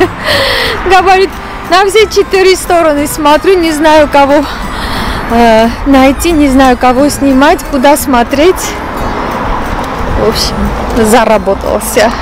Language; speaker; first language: Russian; non-native, fluent; Armenian